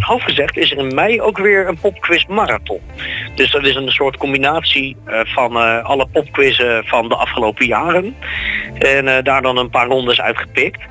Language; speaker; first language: Dutch; native; Dutch